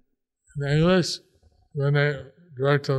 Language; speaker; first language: Spanish; non-native, learner; English